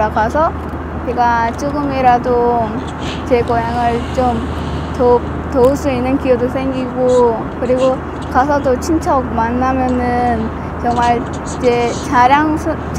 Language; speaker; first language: Korean; early bilingual, other home language; Khmer